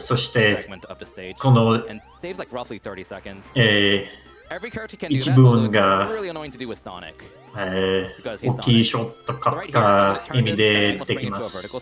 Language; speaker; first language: Japanese; non-native, learner; English